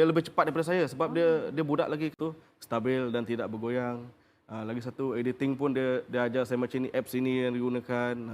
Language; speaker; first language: Malay; non-native, local second language; Iban